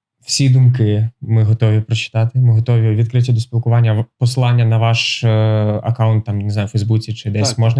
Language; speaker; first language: Ukrainian; native; Ukrainian